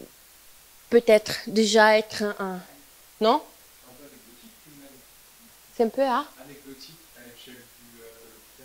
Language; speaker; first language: French; non-native, fluent; Italian